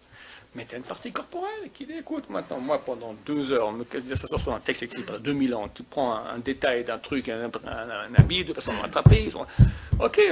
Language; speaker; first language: French; native; French